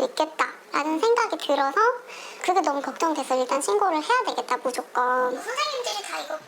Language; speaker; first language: Korean; native; Korean